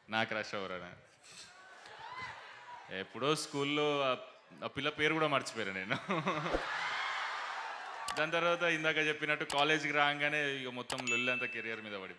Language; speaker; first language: Telugu; native; Telugu